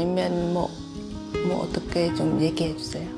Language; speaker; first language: Korean; non-native, learner; Vietnamese